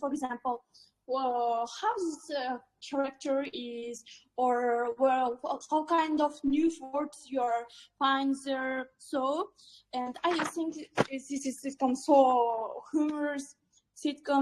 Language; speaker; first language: English; non-native, learner; Uzbek